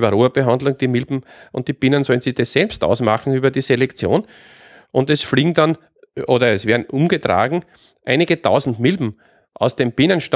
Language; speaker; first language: German; native; German